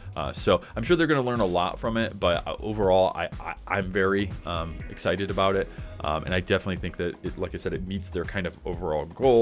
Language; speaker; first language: English; native; English